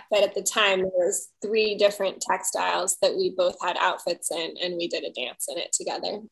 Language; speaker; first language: English; native; English